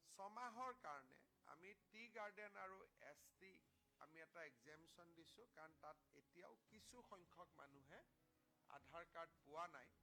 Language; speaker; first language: Assamese; native; Assamese